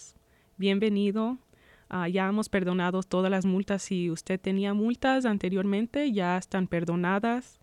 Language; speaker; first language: Spanish; early bilingual, heritage; Spanish